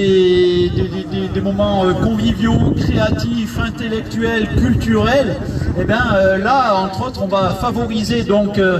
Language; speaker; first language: French; native; French